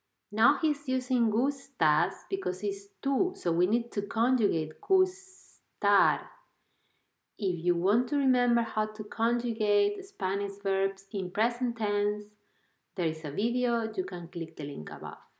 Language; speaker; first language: English; non-native, fluent; Spanish